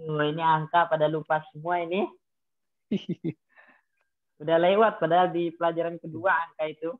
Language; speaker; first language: Indonesian; native; Indonesian